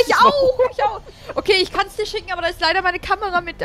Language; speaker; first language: German; native; German